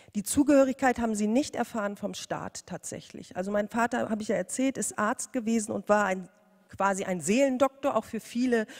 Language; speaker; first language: German; native; German